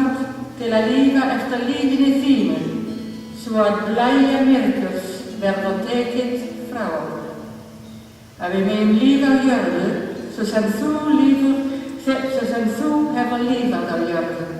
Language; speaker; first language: Icelandic; non-native, learner; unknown